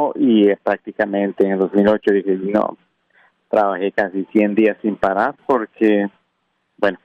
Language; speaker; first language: Spanish; non-native, local second language; Kʼicheʼ